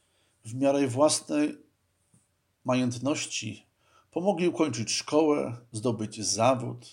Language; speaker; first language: Polish; native; Polish